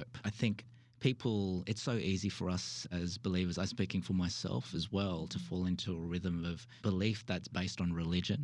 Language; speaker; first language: English; native; English